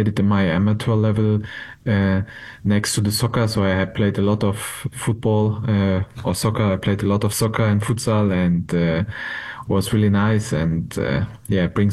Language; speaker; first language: English; non-native, fluent; German